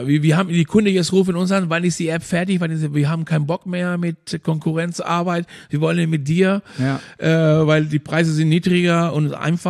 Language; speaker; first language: German; non-native, fluent; Spanish